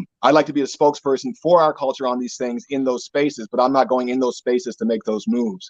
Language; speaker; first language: English; native; English